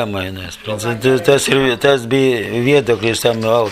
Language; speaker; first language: Latvian; non-native, learner; Russian